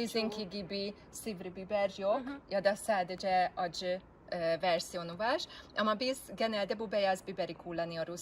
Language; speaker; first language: Turkish; non-native, fluent; Hungarian